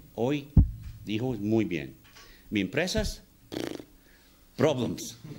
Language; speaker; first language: Spanish; non-native, learner; English